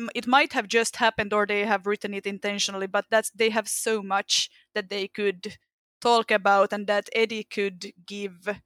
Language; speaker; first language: English; non-native, fluent; Finnish